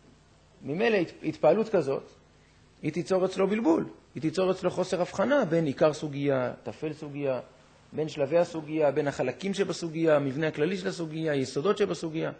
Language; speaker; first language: Hebrew; native; Hebrew